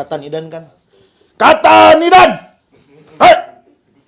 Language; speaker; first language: Indonesian; native; Indonesian